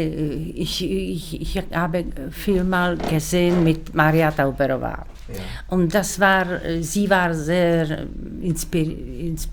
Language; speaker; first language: German; non-native, learner; Czech